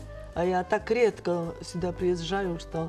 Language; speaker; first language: Russian; non-native, fluent; Polish